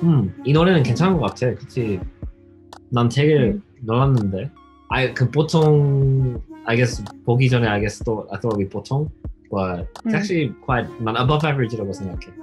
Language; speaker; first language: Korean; non-native, learner; English